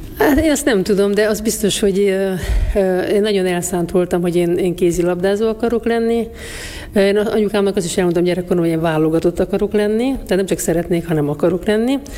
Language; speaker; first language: Hungarian; native; Hungarian